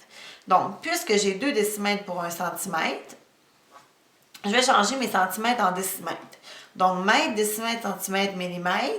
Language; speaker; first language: French; native; French